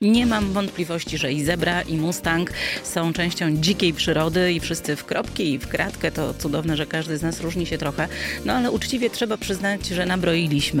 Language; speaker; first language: Polish; native; Polish